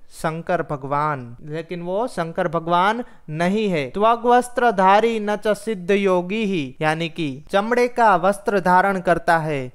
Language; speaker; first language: Hindi; non-native, local second language; Gujarati